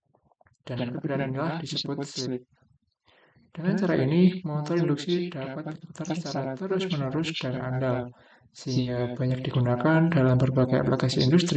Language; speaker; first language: Indonesian; native; Indonesian